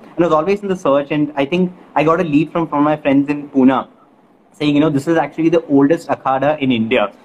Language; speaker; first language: English; non-native, local second language; Malayalam